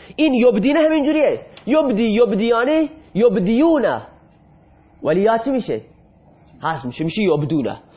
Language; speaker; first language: Persian; non-native, local second language; Baluchi